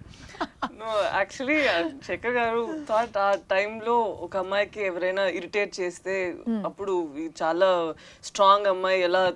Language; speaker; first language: Telugu; non-native, learner; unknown